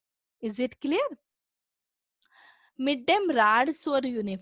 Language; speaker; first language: German; non-native, fluent; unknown